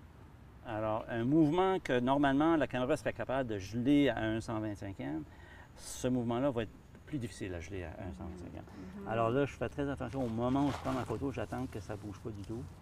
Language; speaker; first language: French; native; French